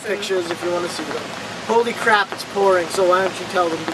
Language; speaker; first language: English; native; English